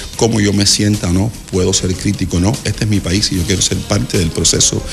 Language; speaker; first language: Spanish; native; Spanish